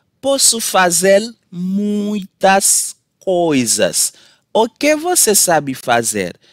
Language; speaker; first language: Portuguese; non-native, learner; Haitian Creole